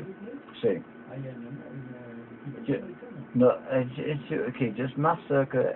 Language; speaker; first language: Spanish; non-native, learner; English